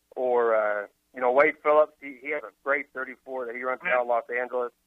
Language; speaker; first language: English; native; English